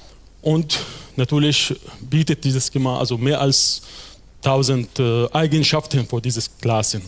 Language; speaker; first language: German; non-native, fluent; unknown